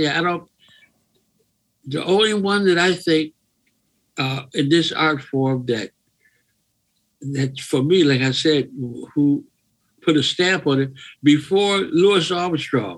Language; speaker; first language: English; native; English